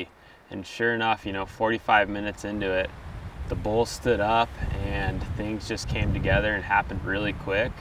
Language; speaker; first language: English; native; English